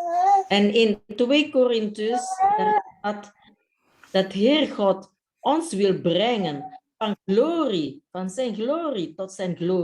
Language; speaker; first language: Dutch; non-native, fluent; Indonesian